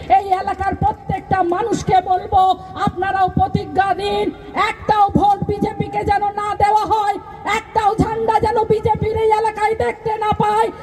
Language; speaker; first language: Bangla; non-native, local second language; Santali